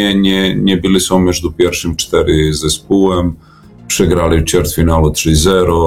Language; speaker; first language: Polish; non-native, learner; Serbian